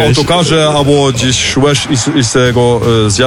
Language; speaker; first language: Polish; early bilingual, heritage; Polish